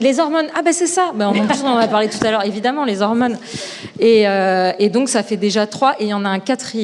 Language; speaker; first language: French; native; French